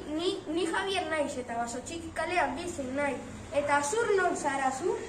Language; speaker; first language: Basque; non-native, learner; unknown